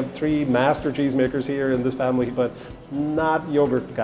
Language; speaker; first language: English; native; English